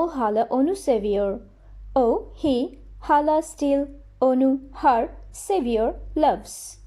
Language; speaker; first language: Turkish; non-native, fluent; Bangla